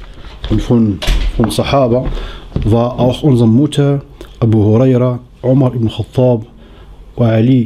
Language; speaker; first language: German; non-native, learner; Arabic